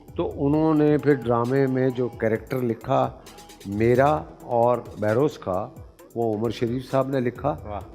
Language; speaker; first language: Urdu; native; Urdu